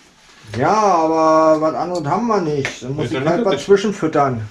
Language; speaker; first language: German; native; German